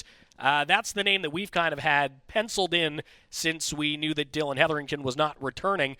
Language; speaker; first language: English; native; English